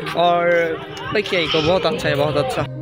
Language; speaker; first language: Hindi; non-native, learner; Bangla